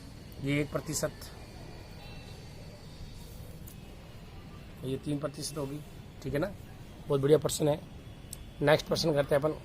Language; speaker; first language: Hindi; native; Hindi